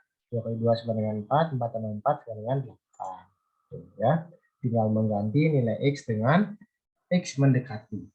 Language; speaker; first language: Indonesian; native; Indonesian